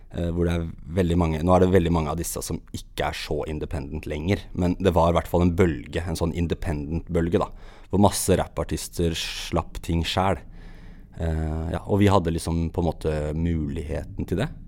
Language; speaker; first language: Norwegian; early bilingual, other home language; Arabic